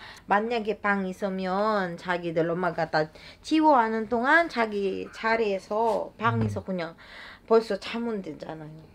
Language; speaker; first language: Korean; non-native, learner; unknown